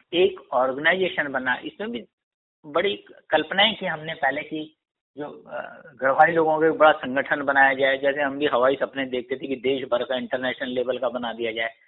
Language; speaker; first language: Hindi; native; Hindi